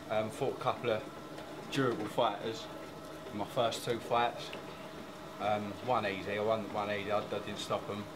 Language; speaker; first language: English; native; English